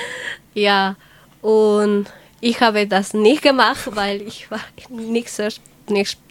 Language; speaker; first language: German; non-native, learner; Spanish